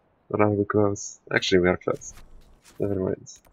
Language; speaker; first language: English; non-native, fluent; Polish